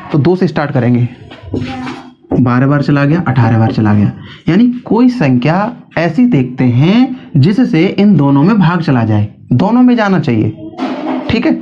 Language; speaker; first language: Hindi; native; Hindi